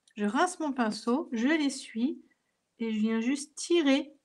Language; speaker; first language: French; native; French